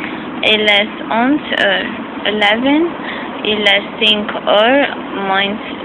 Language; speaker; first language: French; non-native, learner; English